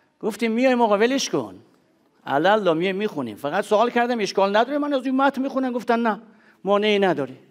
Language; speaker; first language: Persian; native; Persian